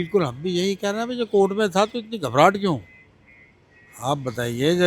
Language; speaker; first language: Hindi; native; Hindi